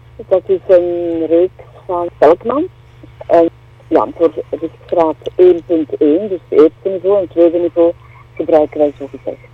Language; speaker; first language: Dutch; native; Dutch